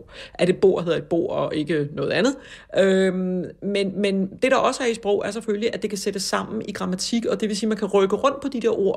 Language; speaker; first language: Danish; native; Danish